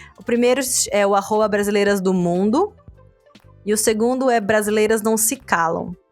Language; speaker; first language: Portuguese; native; Portuguese